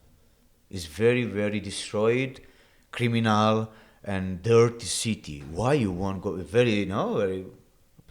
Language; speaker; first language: English; non-native, learner; Italian